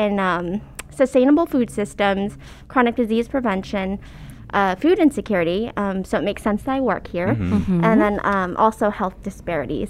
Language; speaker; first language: English; early bilingual, other home language; Cantonese